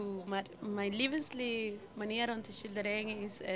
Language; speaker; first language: Dutch; non-native, learner; Spanish